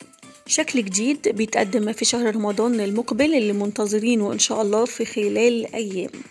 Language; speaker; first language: Arabic; native; Arabic